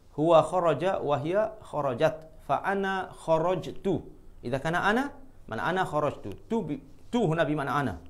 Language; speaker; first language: Arabic; non-native, fluent; Malay